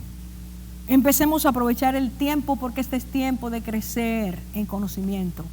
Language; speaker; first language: Spanish; native; Spanish